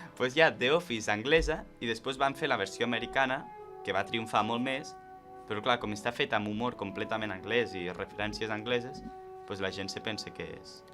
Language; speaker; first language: Catalan; non-native, local second language; Spanish